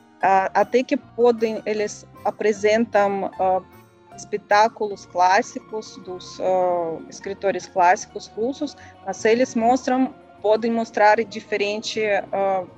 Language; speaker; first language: Portuguese; non-native, learner; Russian